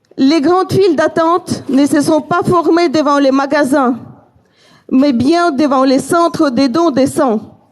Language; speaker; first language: French; non-native, fluent; Ukrainian